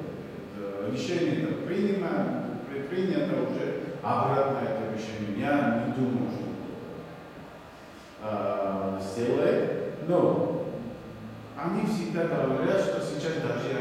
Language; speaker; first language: Russian; non-native, fluent; Georgian